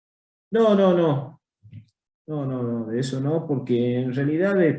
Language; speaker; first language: Spanish; native; Spanish